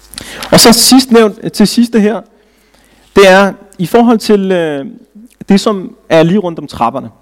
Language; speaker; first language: Danish; early bilingual, other home language; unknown